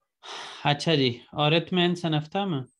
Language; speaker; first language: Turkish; non-native, fluent; Urdu